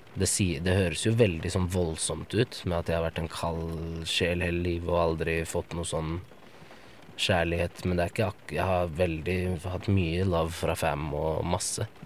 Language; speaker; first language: Norwegian; early bilingual, other home language; Arabic